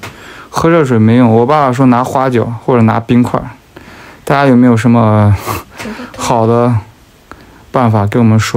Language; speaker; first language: Chinese; native; Chinese